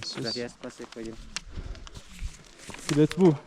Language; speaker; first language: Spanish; non-native, learner; Turkish